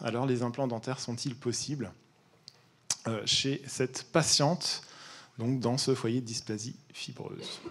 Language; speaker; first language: French; native; French